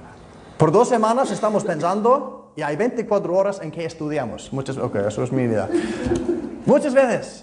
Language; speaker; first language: Spanish; non-native, fluent; Icelandic